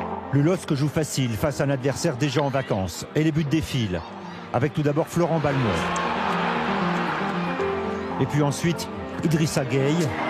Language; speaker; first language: French; native; French